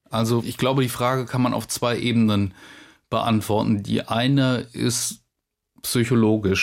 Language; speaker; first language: German; native; German